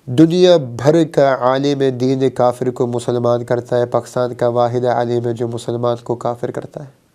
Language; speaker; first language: Urdu; early bilingual, heritage; Urdu